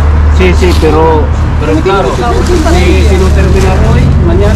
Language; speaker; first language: Spanish; non-native, learner; Filipino